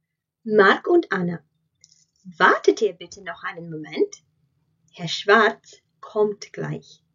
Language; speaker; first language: German; non-native, fluent; Latvian